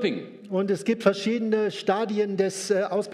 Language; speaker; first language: German; native; German